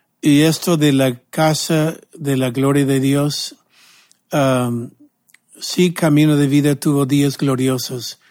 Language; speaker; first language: Spanish; non-native, fluent; English